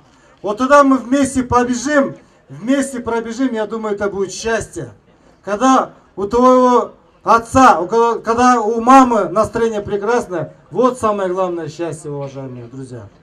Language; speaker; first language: Russian; non-native, local second language; Kyrgyz